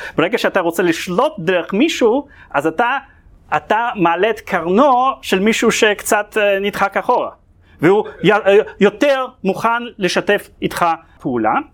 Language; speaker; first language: Hebrew; non-native, fluent; Russian